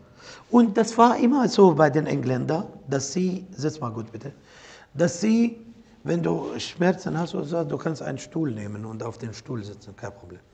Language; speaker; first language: German; non-native, fluent; Arabic